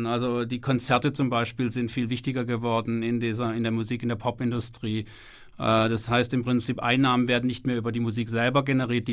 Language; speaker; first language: German; native; German